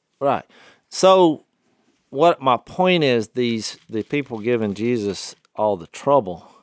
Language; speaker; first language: English; native; English